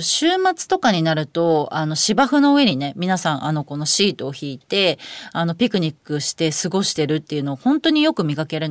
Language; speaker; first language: Japanese; native; Japanese